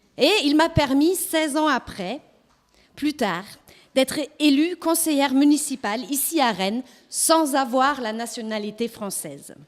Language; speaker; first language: French; non-native, fluent; German